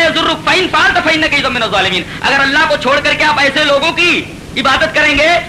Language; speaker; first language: Urdu; native; Urdu